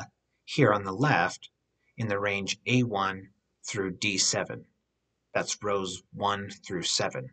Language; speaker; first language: English; native; English